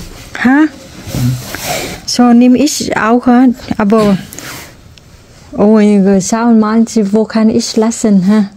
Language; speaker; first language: German; non-native, learner; Vietnamese